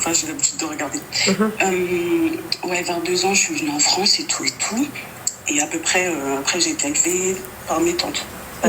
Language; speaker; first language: French; native; French